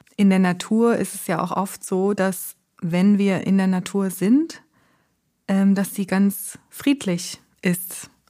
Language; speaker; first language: German; native; German